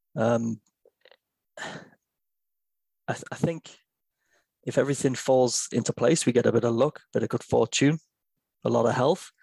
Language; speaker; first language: English; native; English